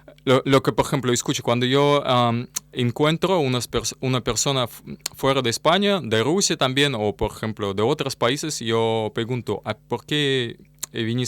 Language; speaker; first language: Spanish; non-native, learner; Russian